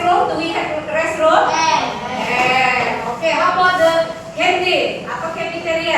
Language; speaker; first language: English; non-native, learner; Indonesian